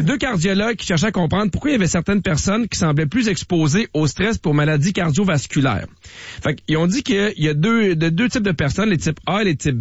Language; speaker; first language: French; native; French